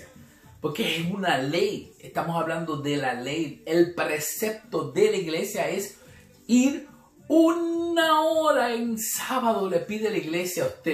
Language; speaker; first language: Spanish; native; Spanish